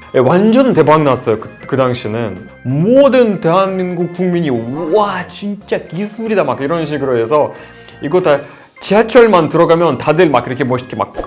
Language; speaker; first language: Korean; non-native, fluent; Russian